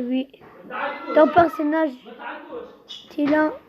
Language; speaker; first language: French; non-native, local second language; Arabic